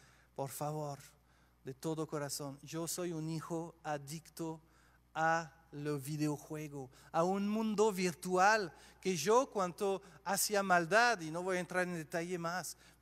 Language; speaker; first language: Spanish; non-native, fluent; French